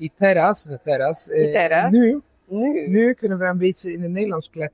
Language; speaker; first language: Dutch; non-native, fluent; Italian